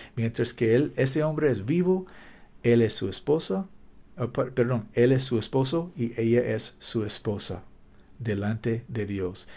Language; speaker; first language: Spanish; non-native, learner; English